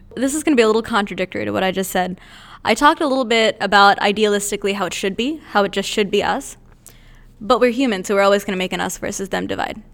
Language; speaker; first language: English; native; English